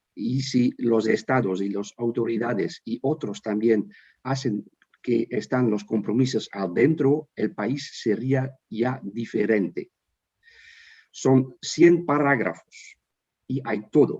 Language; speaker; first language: Spanish; non-native, fluent; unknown